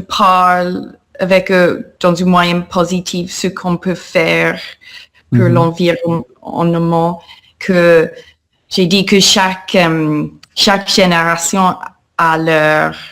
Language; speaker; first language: French; non-native, fluent; English